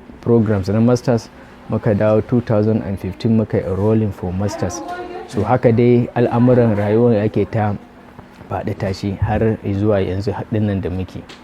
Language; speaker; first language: Hausa; native; Hausa